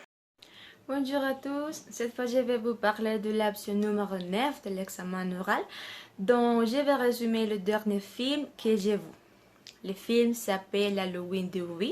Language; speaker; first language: French; non-native, learner; Spanish